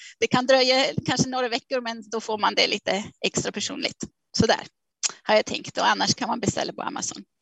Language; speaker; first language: Swedish; non-native, fluent; Swiss German